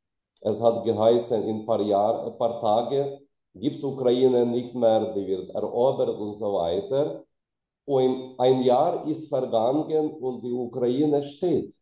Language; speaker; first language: German; non-native, fluent; Ukrainian